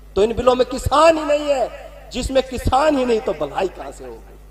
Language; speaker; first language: Hindi; non-native, local second language; Haryanvi